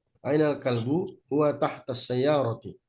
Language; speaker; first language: Arabic; non-native, learner; Indonesian